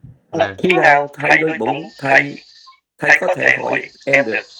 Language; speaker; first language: Vietnamese; non-native, learner; Khmer